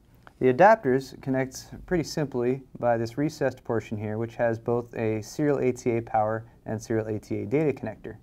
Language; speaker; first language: English; native; English